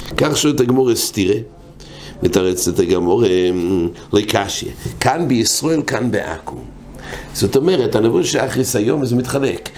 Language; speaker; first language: Hebrew; non-native, fluent; English